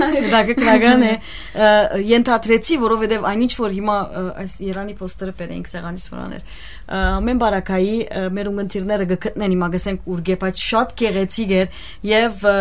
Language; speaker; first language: Armenian; early bilingual, heritage; Armenian